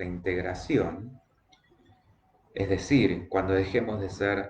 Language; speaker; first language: Spanish; native; Spanish